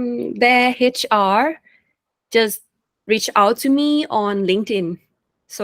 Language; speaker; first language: English; non-native, fluent; Thai